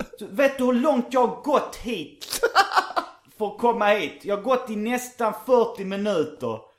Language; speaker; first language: Swedish; native; Swedish